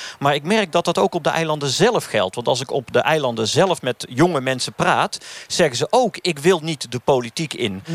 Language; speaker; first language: Dutch; native; Dutch